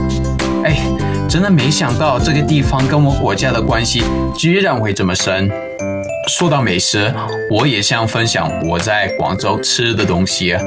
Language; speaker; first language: Chinese; non-native, fluent; English